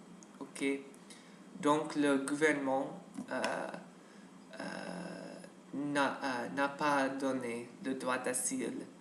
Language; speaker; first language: French; non-native, learner; English